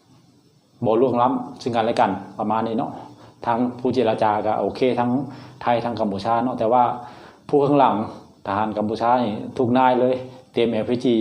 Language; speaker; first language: Thai; non-native, local second language; Lao